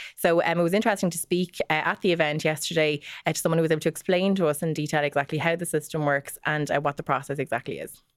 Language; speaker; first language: English; native; English